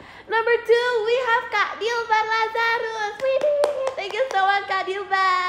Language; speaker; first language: English; native; English